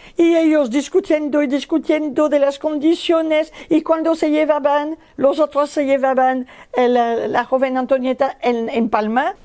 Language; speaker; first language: Spanish; non-native, fluent; French